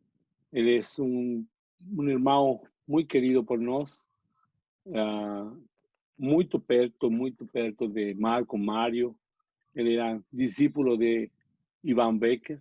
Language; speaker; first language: Portuguese; non-native, learner; Spanish